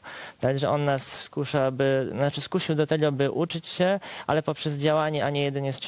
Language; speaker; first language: Polish; native; Polish